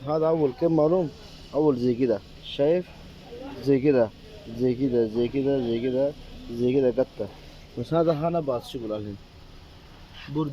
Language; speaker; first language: Arabic; non-native, learner; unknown